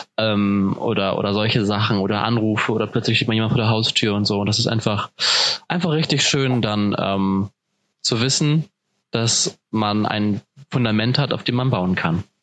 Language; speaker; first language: German; native; German